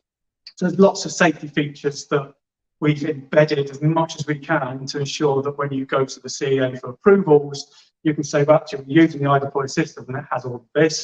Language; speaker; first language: English; native; English